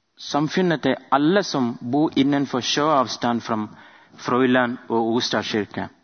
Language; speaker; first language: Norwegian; non-native, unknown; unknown